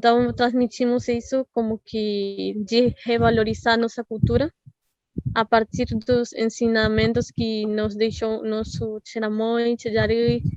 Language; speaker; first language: Portuguese; non-native, fluent; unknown